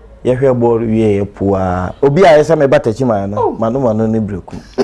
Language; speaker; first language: English; non-native, local second language; Akan